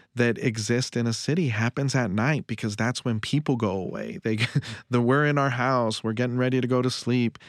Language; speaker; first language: English; native; English